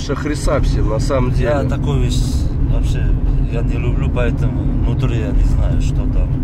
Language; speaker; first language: Russian; native; Russian